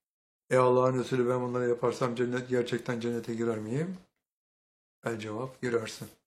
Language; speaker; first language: Turkish; native; Turkish